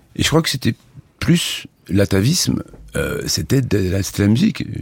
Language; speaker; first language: French; native; French